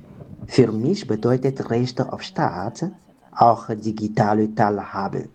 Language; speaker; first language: German; non-native, fluent; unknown